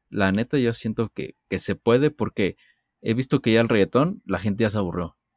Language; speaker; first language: Spanish; native; Spanish